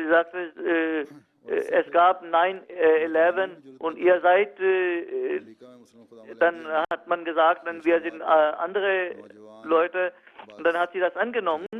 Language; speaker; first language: German; non-native, fluent; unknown